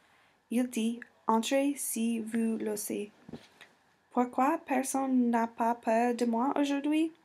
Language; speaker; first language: French; non-native, learner; English